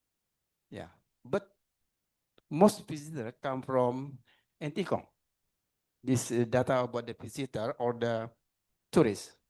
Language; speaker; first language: English; non-native, learner; Indonesian